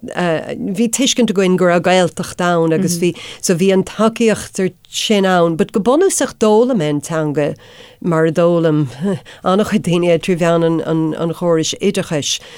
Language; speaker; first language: Irish; non-native, local second language; English